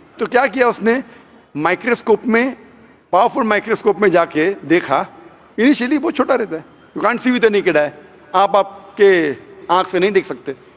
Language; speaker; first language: Hindi; non-native, local second language; Konkani